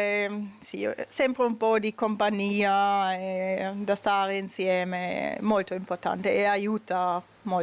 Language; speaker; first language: Italian; non-native, learner; German